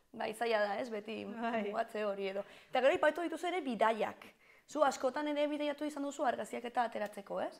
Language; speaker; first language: Basque; native; Basque